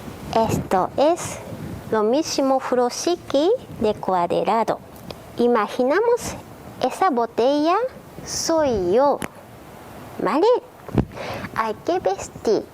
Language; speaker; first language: Spanish; non-native, learner; Japanese